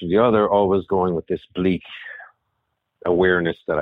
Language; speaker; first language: English; native; English